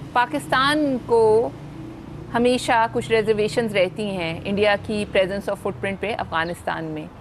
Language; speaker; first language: Urdu; native; Urdu